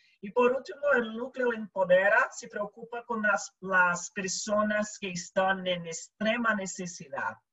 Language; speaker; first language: Portuguese; non-native, learner; Spanish